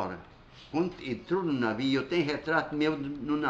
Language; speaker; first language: Portuguese; non-native, fluent; Arabic